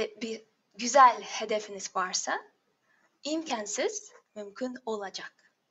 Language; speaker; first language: Turkish; non-native, learner; Russian